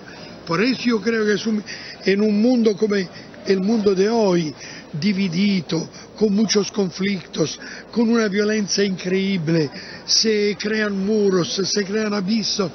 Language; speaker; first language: Spanish; non-native, fluent; Italian